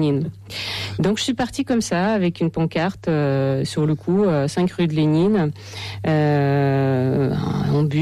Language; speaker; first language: French; non-native, fluent; Russian